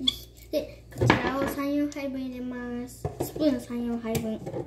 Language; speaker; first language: Japanese; non-native, fluent; Cebuano